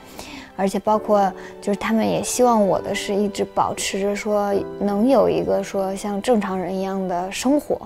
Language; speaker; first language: Chinese; native; Chinese